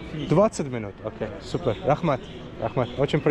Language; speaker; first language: Russian; non-native, learner; Azerbaijani